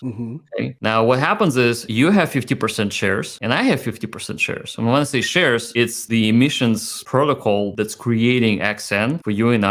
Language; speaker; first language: English; native; English